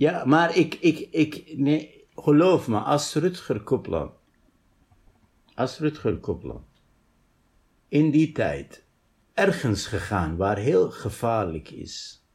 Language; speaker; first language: Dutch; non-native, fluent; Arabic